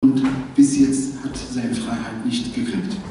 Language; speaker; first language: German; non-native, learner; Arabic